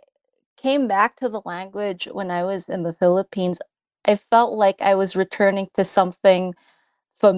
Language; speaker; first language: English; non-native, local second language; Filipino